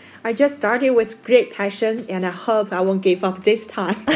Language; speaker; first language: English; non-native, fluent; Chinese